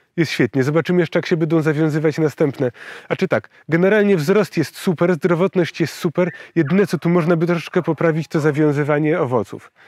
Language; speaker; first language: Polish; native; Polish